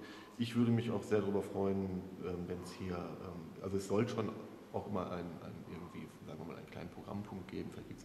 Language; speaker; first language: German; native; German